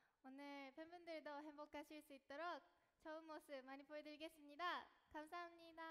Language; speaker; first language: Korean; native; Korean